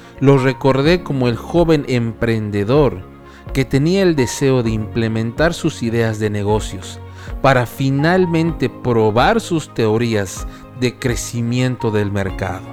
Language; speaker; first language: Spanish; native; Spanish